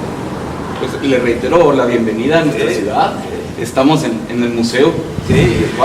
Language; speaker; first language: Spanish; native; Spanish